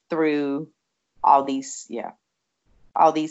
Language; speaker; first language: English; non-native, local second language; Tamil